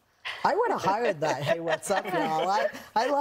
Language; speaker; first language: English; native; English